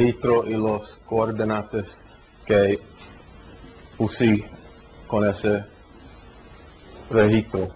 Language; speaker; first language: Spanish; early bilingual, heritage; Spanish